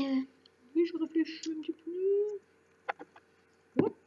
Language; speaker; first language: French; native; French